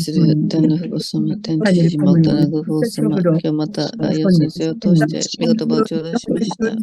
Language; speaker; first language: Japanese; native; Japanese